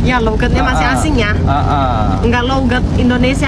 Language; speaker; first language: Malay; non-native, fluent; Chinese